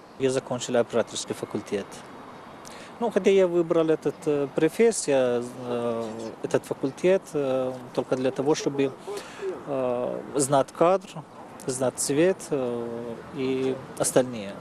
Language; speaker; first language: Russian; non-native, fluent; Persian